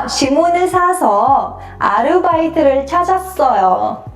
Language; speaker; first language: Korean; non-native, fluent; Mongolian